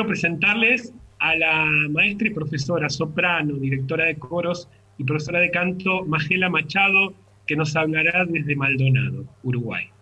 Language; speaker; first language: Spanish; native; Spanish